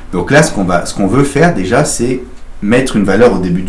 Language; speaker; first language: French; native; French